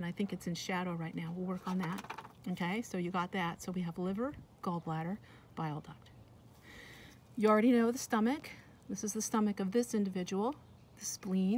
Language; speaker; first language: English; native; English